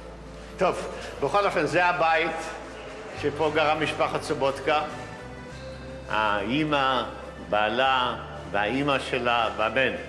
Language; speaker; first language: Hebrew; non-native, fluent; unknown